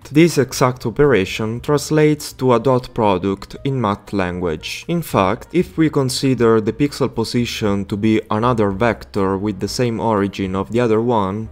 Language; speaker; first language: English; non-native, fluent; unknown